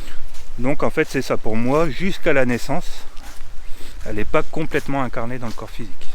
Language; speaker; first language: French; native; French